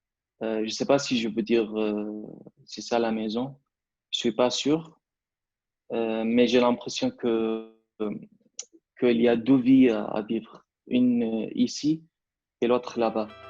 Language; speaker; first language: French; non-native, fluent; Arabic